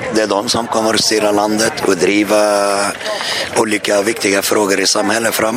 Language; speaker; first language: Swedish; non-native, fluent; Arabic